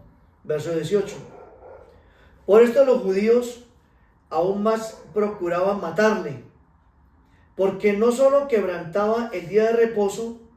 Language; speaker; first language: Spanish; native; Spanish